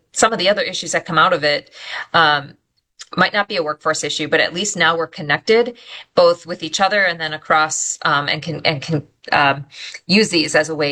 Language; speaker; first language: English; native; English